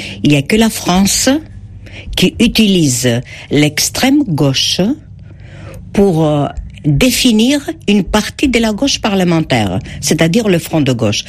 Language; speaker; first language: French; non-native, fluent; Greek